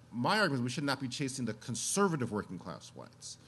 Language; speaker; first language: English; native; English